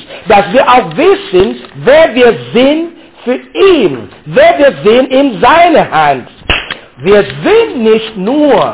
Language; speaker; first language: German; non-native, learner; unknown